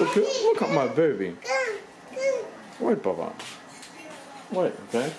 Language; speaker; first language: English; non-native, learner; Haitian Creole